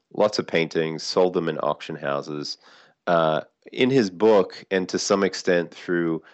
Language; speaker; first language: English; native; English